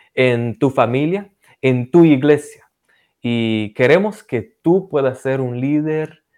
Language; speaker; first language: Spanish; non-native, fluent; Romanian